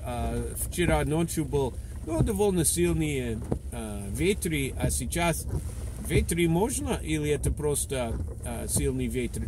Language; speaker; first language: Russian; non-native, fluent; English